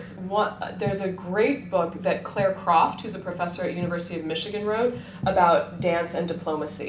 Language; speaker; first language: English; native; English